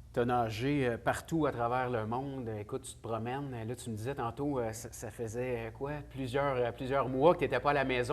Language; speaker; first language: French; native; French